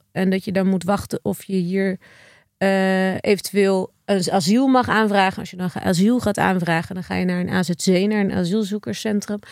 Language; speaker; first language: Dutch; native; Dutch